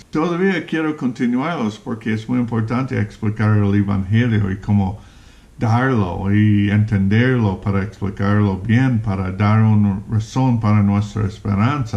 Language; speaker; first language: Spanish; non-native, learner; English